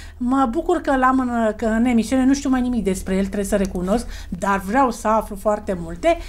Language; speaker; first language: Romanian; native; Romanian